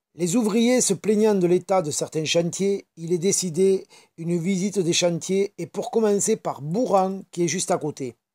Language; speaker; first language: French; native; French